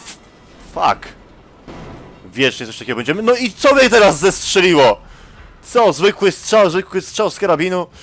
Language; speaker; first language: Polish; native; Polish